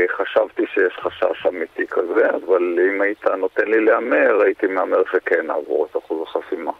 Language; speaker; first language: Hebrew; native; Hebrew